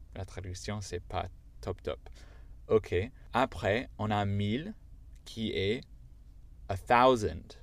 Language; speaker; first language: French; non-native, fluent; English